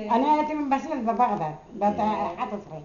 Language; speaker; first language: Hebrew; non-native, learner; Arabic